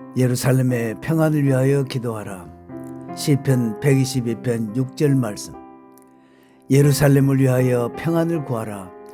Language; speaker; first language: Korean; native; Korean